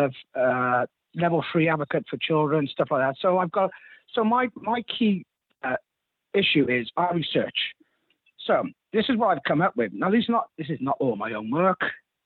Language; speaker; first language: English; native; English